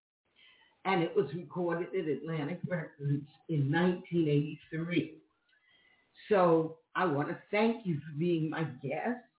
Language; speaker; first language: English; native; English